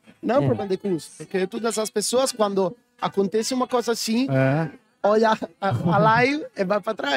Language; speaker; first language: Portuguese; non-native, learner; Italian